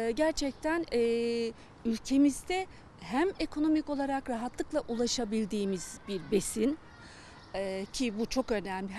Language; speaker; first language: Turkish; native; Turkish